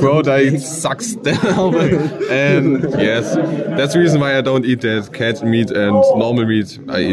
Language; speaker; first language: English; non-native, learner; German